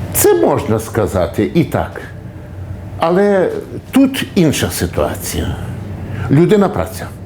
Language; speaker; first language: Ukrainian; native; Ukrainian